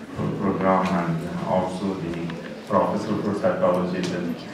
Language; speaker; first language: English; non-native, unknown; Persian